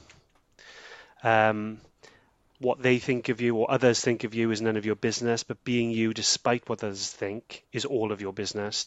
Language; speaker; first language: English; native; English